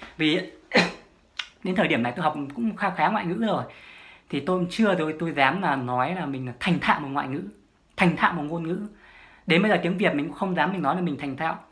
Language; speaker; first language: Vietnamese; native; Vietnamese